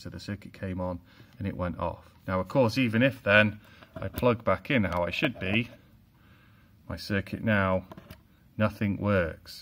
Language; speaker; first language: English; native; English